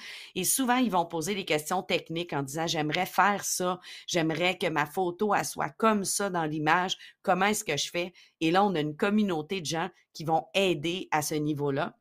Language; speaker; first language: French; native; French